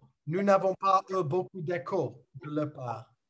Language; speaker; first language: French; non-native, learner; English